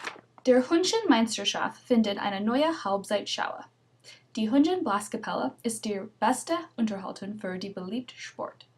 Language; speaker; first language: German; non-native, learner; English